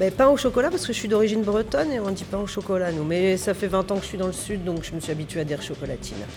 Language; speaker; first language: French; native; French